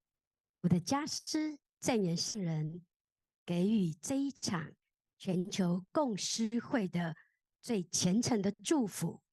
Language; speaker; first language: Chinese; native; Chinese